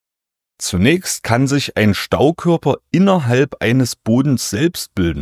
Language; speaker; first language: German; native; German